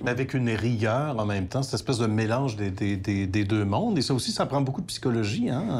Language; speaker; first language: French; native; French